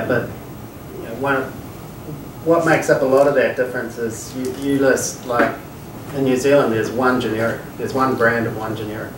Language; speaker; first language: English; native; English